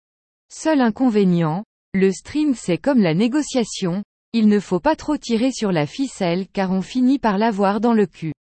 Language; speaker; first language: French; native; French